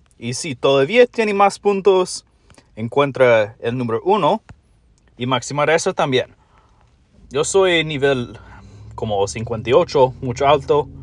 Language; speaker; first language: Spanish; non-native, learner; English